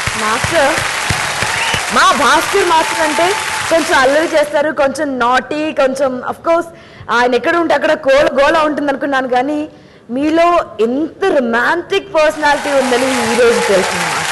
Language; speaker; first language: Telugu; native; Telugu